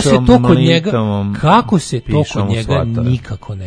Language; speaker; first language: Serbian; native; Serbian